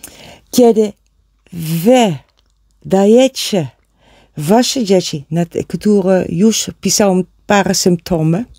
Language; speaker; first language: Polish; non-native, learner; Dutch